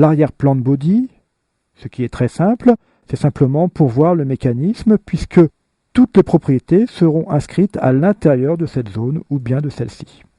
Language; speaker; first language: French; native; French